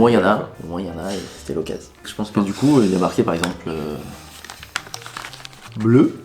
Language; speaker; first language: French; native; French